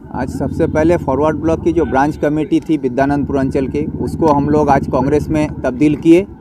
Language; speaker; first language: Hindi; non-native, local second language; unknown